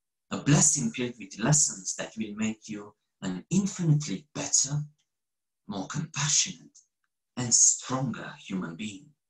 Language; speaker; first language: English; non-native, fluent; Romanian